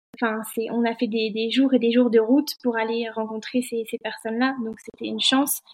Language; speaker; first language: French; native; French